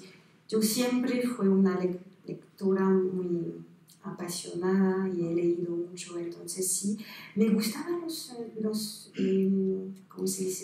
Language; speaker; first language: Spanish; non-native, fluent; French